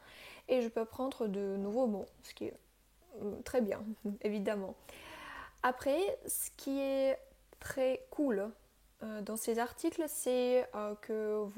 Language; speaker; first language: French; non-native, fluent; Russian